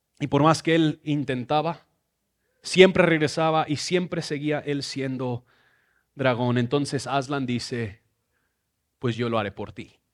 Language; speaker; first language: Spanish; non-native, fluent; English